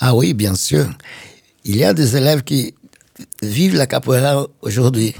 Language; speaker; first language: French; non-native, fluent; Portuguese